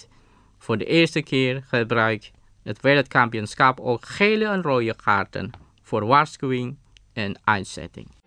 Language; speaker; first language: Dutch; non-native, fluent; Indonesian